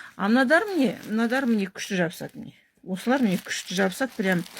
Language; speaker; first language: Russian; non-native, local second language; Kazakh